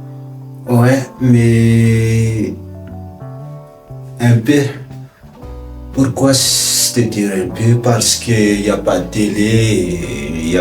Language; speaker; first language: French; non-native, learner; Malagasy